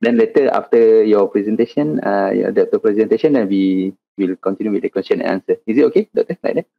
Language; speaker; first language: English; non-native, local second language; Malay